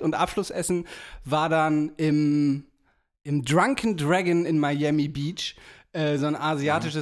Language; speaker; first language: German; native; German